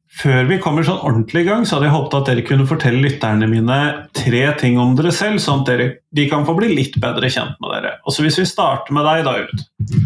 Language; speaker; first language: Norwegian; native; Norwegian